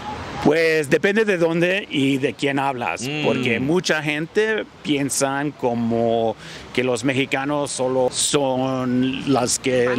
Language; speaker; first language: Spanish; early bilingual, heritage; Spanish